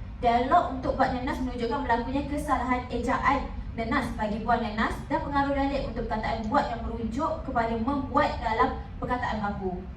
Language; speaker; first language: Malay; native; Malay